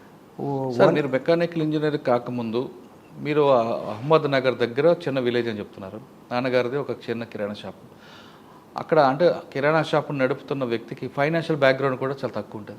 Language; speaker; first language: Telugu; native; Telugu